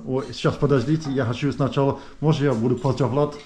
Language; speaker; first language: Russian; non-native, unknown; English